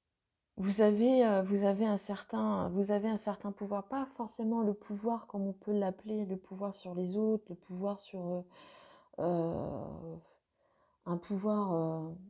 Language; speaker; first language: French; native; French